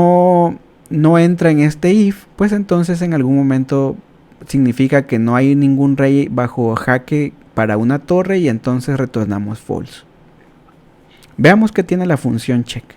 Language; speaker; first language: Spanish; native; Spanish